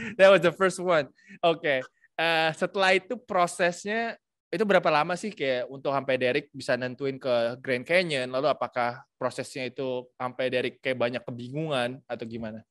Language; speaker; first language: Indonesian; native; Indonesian